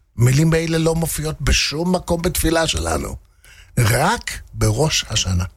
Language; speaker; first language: Hebrew; non-native, fluent; English